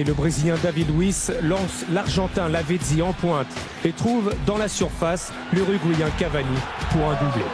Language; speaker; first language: French; native; French